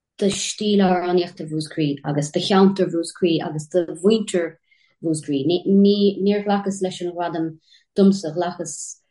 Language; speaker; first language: Irish; native; Irish